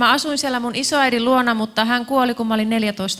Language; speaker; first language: Finnish; native; Finnish